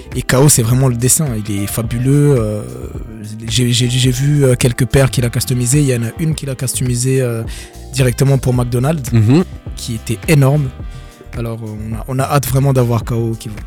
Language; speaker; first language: French; non-native, local second language; Kinyarwanda